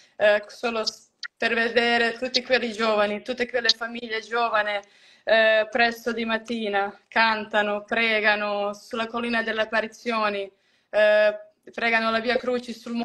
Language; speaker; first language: Italian; non-native, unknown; Croatian